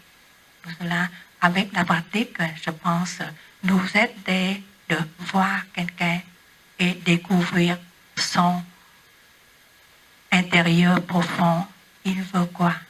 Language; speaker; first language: French; non-native, learner; Vietnamese